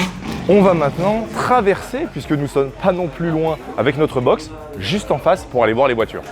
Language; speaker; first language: French; native; French